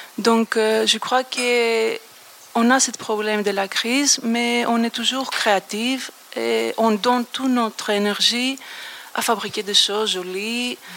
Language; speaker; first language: French; non-native, fluent; Greek